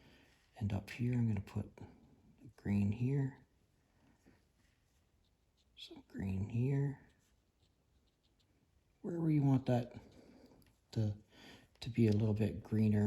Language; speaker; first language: English; native; English